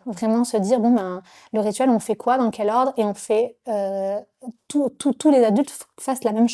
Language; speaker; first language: French; native; French